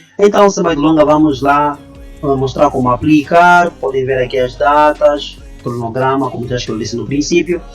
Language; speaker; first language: Portuguese; native; Portuguese